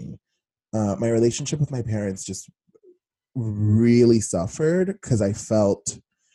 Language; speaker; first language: English; early bilingual, other home language; Spanish